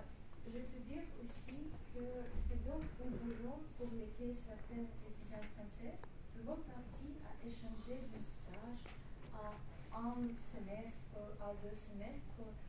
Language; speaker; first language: French; non-native, learner; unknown